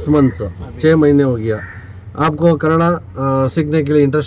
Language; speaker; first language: Hindi; non-native, local second language; Kannada